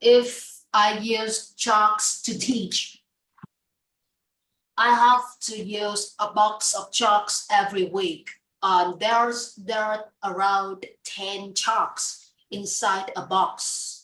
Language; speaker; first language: English; non-native, fluent; Vietnamese